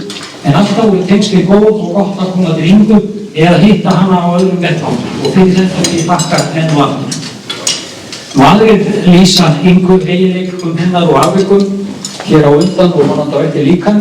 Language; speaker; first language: Icelandic; native; Icelandic